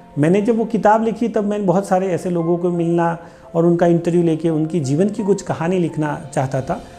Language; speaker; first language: Hindi; non-native, local second language; Gujarati